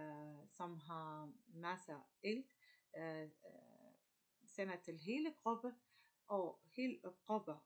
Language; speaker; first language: Danish; non-native, learner; Arabic